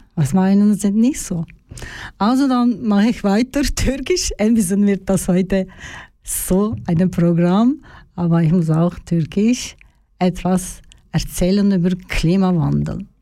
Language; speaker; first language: German; non-native, learner; Turkish